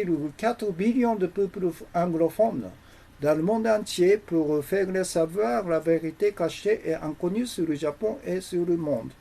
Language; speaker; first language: French; non-native, learner; Japanese